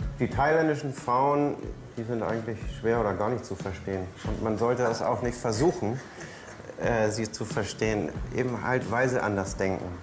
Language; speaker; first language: German; native; German